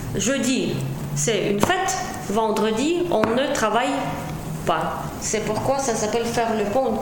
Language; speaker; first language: French; non-native, fluent; Russian